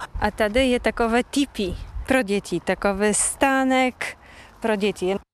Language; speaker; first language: Czech; non-native, fluent; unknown